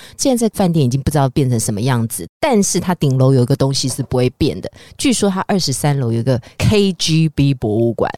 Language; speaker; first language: Chinese; native; Chinese